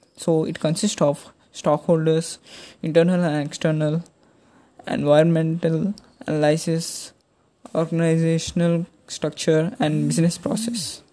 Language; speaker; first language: English; non-native, local second language; Telugu